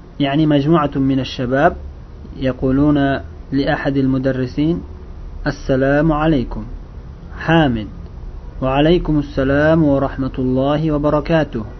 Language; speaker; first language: Arabic; non-native, fluent; Uzbek